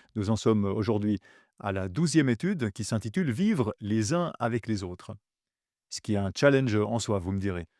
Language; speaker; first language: French; native; French